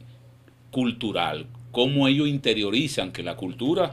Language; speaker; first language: Spanish; native; Spanish